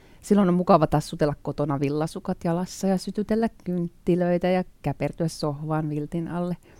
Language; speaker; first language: Finnish; native; Finnish